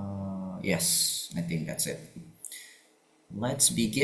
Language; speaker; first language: English; non-native, fluent; Indonesian